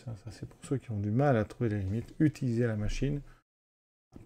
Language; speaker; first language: French; native; French